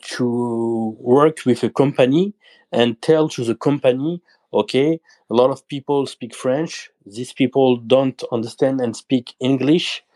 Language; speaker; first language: English; non-native, learner; French